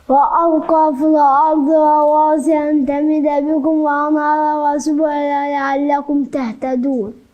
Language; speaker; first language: Arabic; native; Arabic